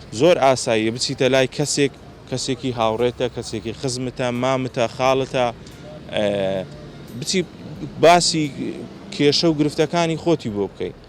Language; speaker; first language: Central Kurdish; native; Central Kurdish